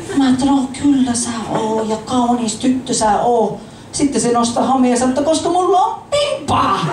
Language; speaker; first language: Finnish; non-native, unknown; English